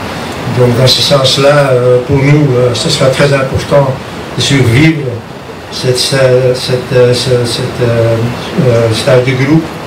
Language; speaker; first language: French; non-native, fluent; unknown